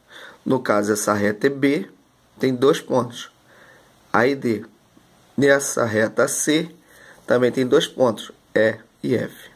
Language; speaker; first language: Portuguese; native; Portuguese